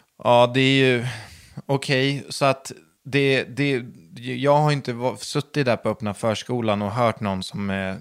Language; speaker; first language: Swedish; native; Swedish